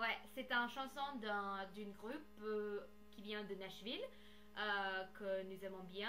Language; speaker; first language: French; non-native, learner; English